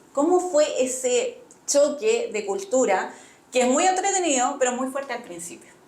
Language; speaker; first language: Spanish; native; Spanish